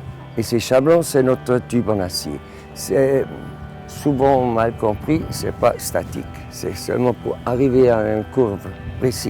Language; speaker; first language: French; non-native, fluent; German